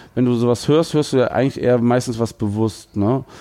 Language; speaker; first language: German; native; German